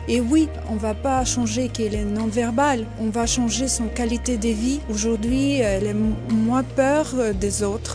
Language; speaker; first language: French; non-native, fluent; Russian